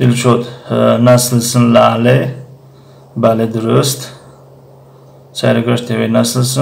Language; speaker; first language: Turkish; non-native, fluent; Tajik